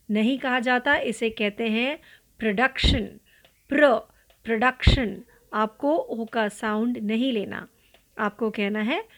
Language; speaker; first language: Hindi; non-native, local second language; Marathi